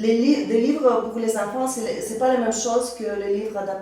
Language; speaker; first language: French; non-native, fluent; Russian